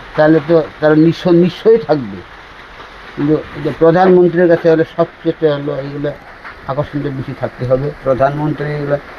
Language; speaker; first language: Bangla; non-native, local second language; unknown